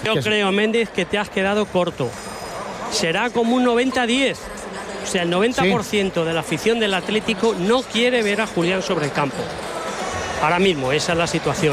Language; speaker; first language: Spanish; native; Spanish